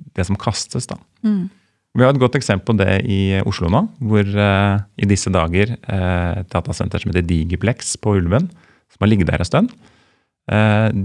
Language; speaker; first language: Norwegian; native; Norwegian